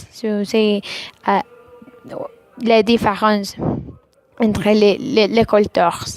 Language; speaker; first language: French; non-native, learner; Spanish